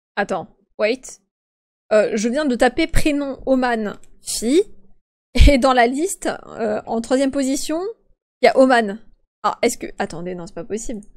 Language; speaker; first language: French; native; French